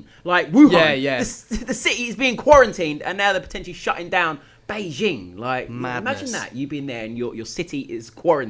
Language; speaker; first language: English; native; English